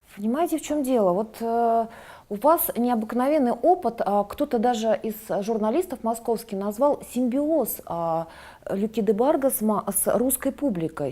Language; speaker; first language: Russian; native; Russian